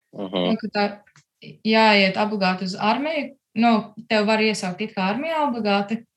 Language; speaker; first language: Latvian; early bilingual, heritage; Latvian